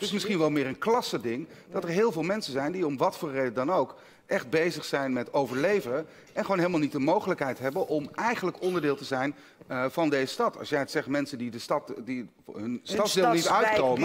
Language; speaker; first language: Dutch; native; Dutch